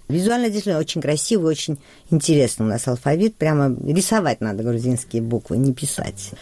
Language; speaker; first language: Russian; non-native, local second language; Georgian